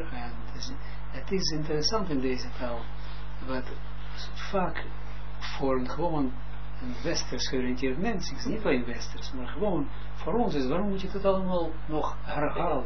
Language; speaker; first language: Dutch; non-native, fluent; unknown